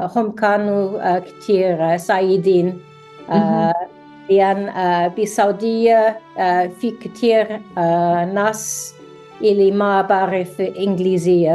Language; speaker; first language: Arabic; non-native, learner; English